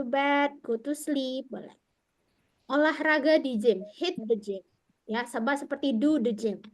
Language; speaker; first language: English; non-native, local second language; Indonesian